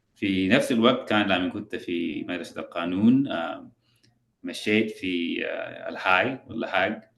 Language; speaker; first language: Arabic; early bilingual, other home language; English